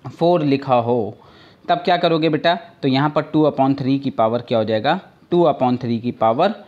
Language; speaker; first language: Hindi; native; Hindi